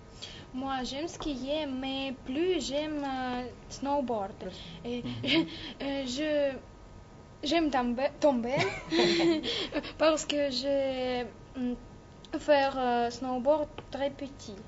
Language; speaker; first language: French; non-native, learner; Russian